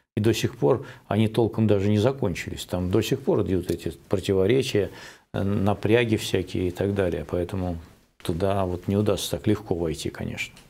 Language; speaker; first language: Russian; native; Russian